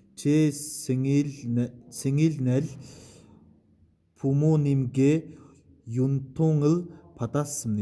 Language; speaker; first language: Korean; non-native, fluent; Mongolian